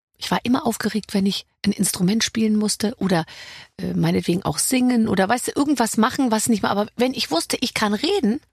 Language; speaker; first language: German; native; German